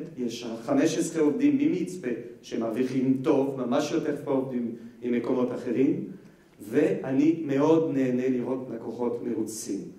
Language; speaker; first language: Hebrew; non-native, fluent; French